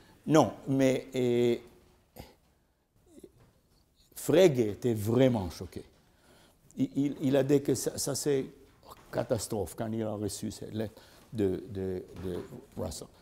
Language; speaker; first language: French; non-native, learner; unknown